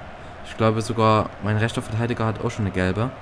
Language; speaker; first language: German; native; German